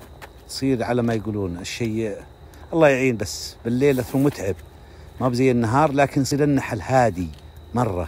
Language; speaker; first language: Arabic; native; Arabic